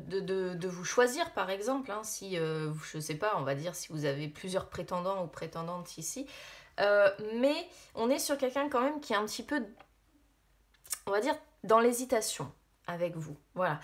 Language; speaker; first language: French; native; French